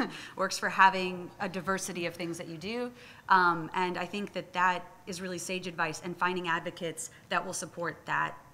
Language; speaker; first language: English; native; English